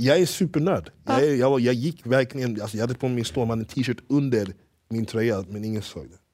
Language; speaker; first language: Swedish; early bilingual, other home language; English